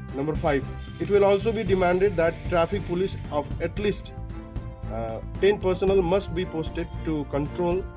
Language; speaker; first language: English; non-native, local second language; Nepali